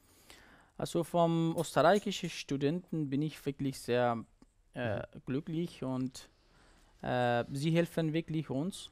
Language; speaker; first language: German; non-native, learner; Persian